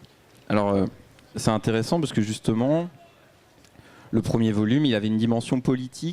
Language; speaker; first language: French; native; French